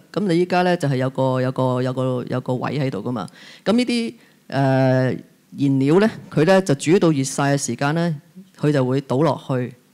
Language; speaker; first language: Cantonese; native; Cantonese